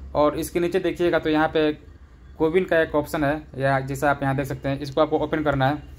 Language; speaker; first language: Hindi; native; Hindi